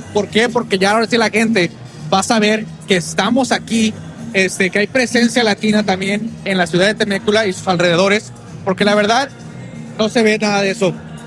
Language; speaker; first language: Spanish; early bilingual, heritage; Spanish